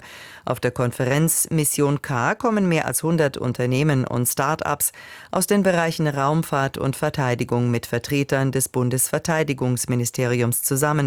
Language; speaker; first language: German; native; German